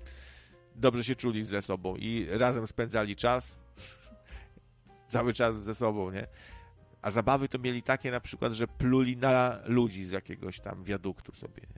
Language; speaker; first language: Polish; native; Polish